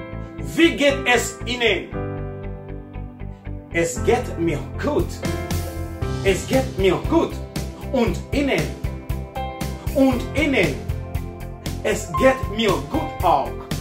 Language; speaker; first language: German; non-native, learner; French